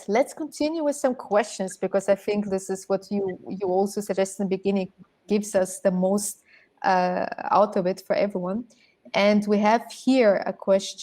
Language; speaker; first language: English; non-native, fluent; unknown